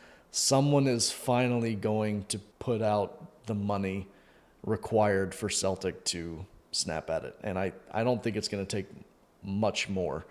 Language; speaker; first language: English; native; English